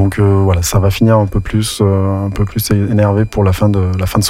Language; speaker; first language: French; native; French